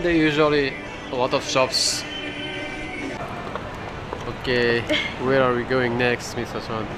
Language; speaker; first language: English; non-native, fluent; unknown